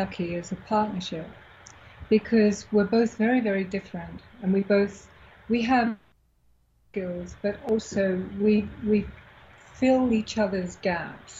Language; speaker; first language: English; native; English